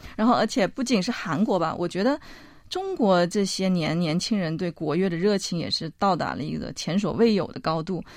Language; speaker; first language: Chinese; native; Chinese